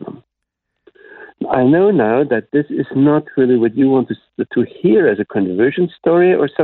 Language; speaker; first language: English; non-native, fluent; German